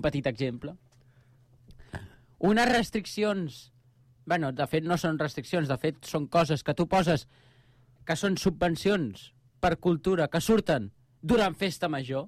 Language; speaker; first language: Catalan; native; Catalan